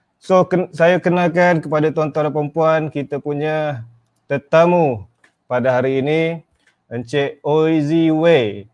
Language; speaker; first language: Malay; native; Malay